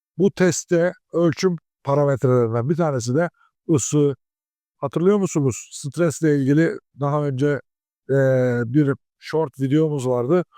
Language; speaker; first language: Turkish; native; Turkish